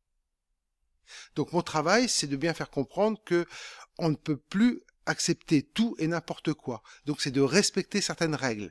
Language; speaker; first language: French; native; French